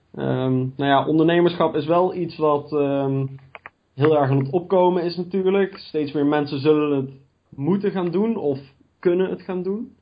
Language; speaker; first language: Dutch; native; Dutch